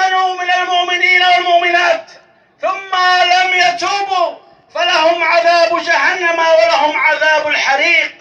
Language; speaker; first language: Arabic; non-native, fluent; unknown